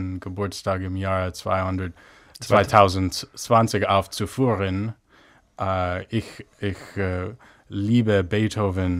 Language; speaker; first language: German; non-native, fluent; English